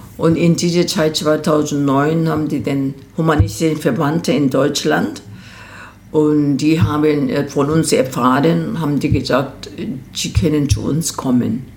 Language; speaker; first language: German; non-native, fluent; Korean